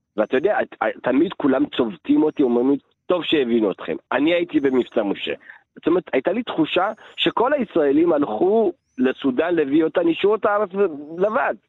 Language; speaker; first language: Hebrew; early bilingual, other home language; Amharic